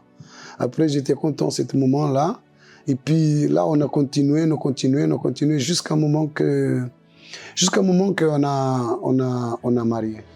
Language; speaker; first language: French; non-native, local second language; Portuguese